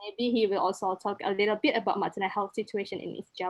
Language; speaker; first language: English; non-native, local second language; Indonesian